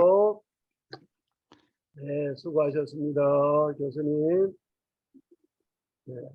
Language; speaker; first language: Korean; native; Korean